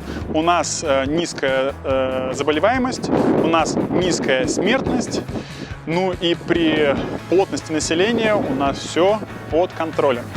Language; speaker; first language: Russian; native; Russian